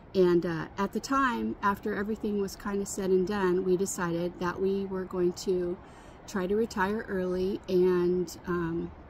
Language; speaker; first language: English; native; English